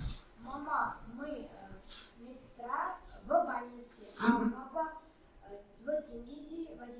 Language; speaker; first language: Russian; non-native, local second language; Kazakh